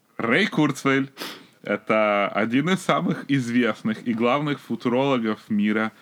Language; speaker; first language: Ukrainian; non-native, local second language; Russian